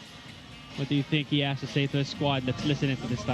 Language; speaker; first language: English; non-native, local second language; Filipino